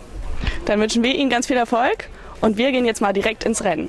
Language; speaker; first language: German; native; German